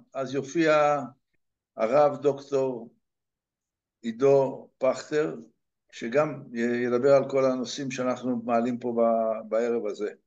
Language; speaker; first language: Hebrew; native; Hebrew